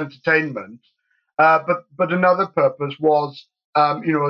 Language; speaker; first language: English; native; English